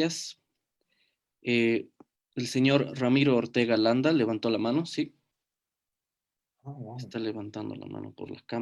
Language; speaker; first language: Spanish; native; Spanish